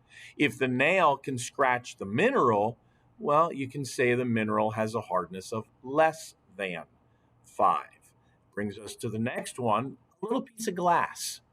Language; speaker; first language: English; native; English